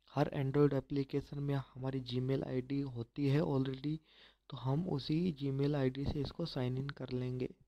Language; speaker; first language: Hindi; native; Hindi